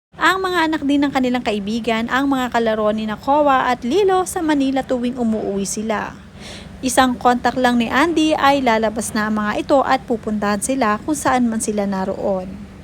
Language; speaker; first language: Filipino; native; Filipino